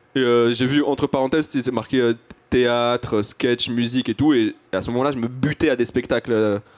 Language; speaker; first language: French; native; French